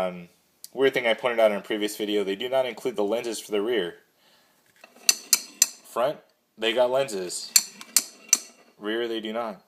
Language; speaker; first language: English; native; English